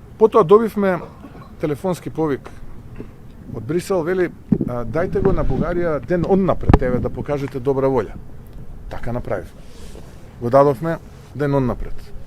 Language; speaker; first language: Macedonian; native; Macedonian